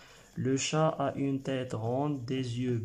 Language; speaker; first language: French; non-native, local second language; Arabic